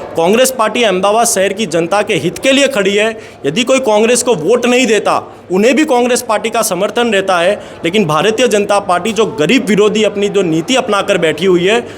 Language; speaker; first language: Hindi; non-native, local second language; Gujarati